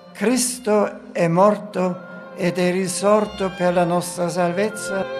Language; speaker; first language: Italian; non-native, fluent; German